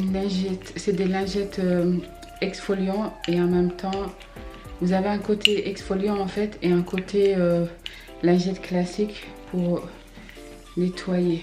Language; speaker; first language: French; early bilingual, other home language; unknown